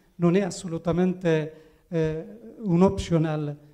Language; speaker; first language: Italian; non-native, fluent; Arabic